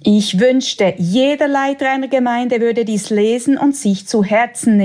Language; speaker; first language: German; native; German